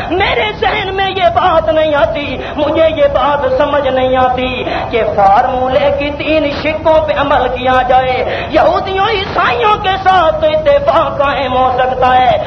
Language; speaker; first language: Urdu; non-native, local second language; Punjabi